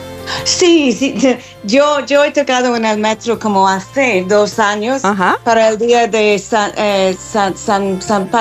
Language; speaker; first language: Spanish; non-native, fluent; English